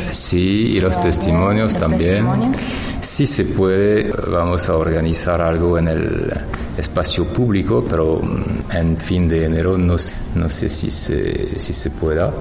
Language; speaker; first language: Spanish; non-native, fluent; French